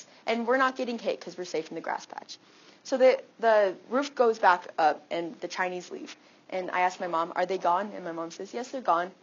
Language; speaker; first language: English; native; English